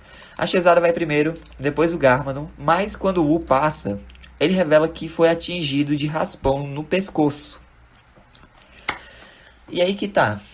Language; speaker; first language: Portuguese; native; Portuguese